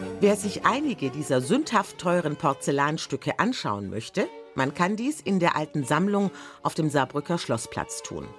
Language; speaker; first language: German; native; German